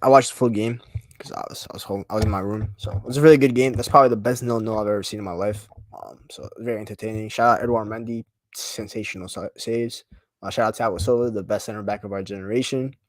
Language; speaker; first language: English; native; English